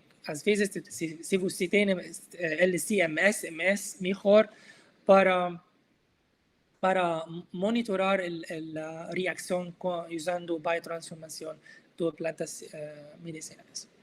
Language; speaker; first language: Portuguese; non-native, learner; Arabic